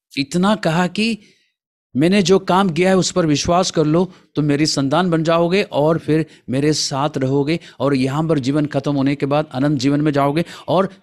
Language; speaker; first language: Hindi; non-native, local second language; Malayalam